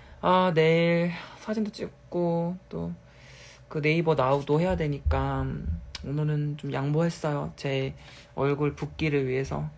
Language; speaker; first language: Korean; native; Korean